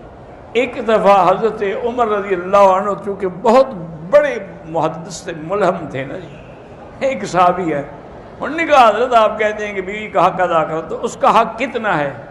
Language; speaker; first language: Urdu; native; Urdu